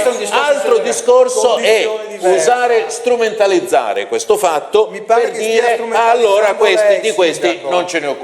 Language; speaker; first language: Italian; native; Italian